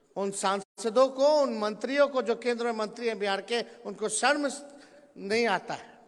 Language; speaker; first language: Hindi; native; Hindi